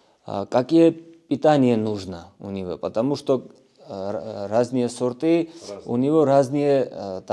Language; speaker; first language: Russian; non-native, fluent; Georgian